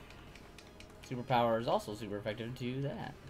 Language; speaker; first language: English; native; English